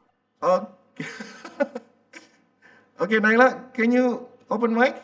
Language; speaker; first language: English; non-native, fluent; Indonesian